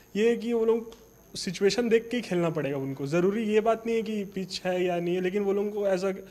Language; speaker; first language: Hindi; native; Hindi